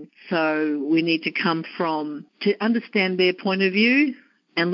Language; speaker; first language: English; native; English